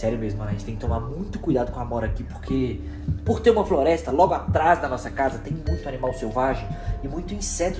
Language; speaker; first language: Portuguese; native; Portuguese